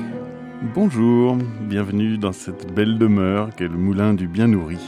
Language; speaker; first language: French; native; French